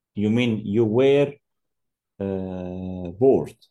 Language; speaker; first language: English; non-native, fluent; Arabic